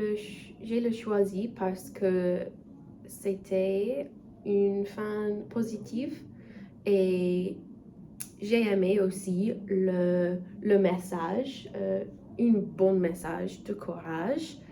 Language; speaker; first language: French; non-native, learner; English